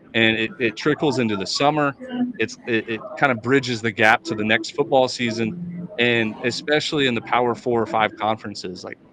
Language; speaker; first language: English; native; English